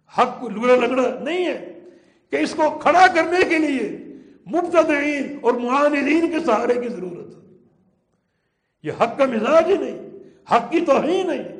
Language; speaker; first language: Urdu; native; Urdu